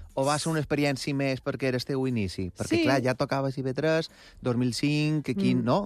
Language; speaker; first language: Catalan; native; Catalan